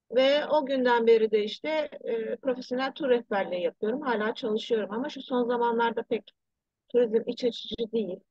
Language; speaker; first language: Turkish; early bilingual, heritage; Turkish